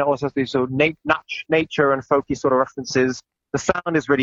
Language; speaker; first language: English; native; English